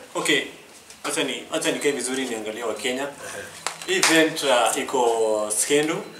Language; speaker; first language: Swahili; non-native, local second language; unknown